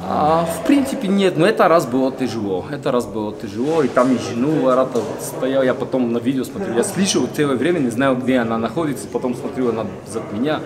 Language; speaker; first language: Russian; non-native, learner; Bulgarian